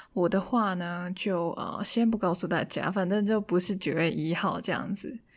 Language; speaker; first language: Chinese; non-native, local second language; Cantonese